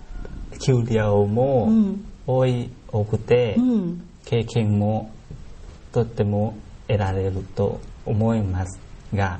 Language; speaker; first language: Japanese; non-native, learner; Thai